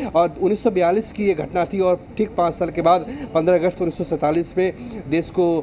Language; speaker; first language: Hindi; native; Hindi